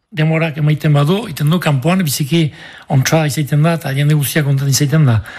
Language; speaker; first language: Basque; native; Basque